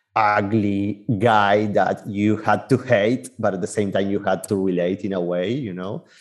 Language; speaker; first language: English; non-native, fluent; Spanish